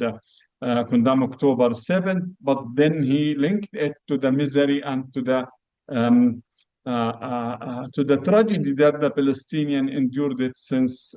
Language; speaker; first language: English; non-native, fluent; Arabic